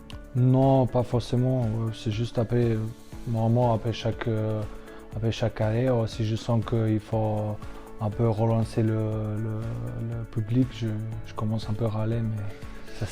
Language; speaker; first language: French; non-native, fluent; Slovenian